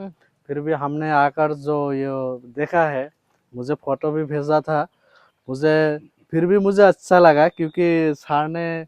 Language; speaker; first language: Hindi; non-native, local second language; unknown